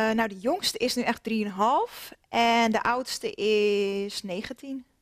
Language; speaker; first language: Dutch; native; Dutch